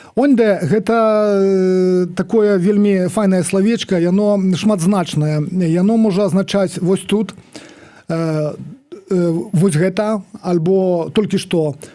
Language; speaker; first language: Belarusian; non-native, local second language; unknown